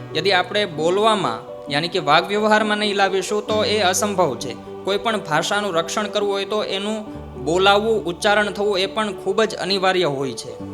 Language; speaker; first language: Gujarati; native; Gujarati